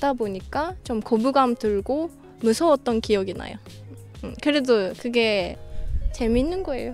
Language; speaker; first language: Korean; non-native, fluent; Japanese